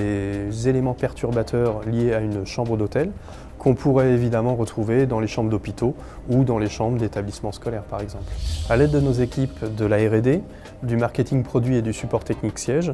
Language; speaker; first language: French; native; French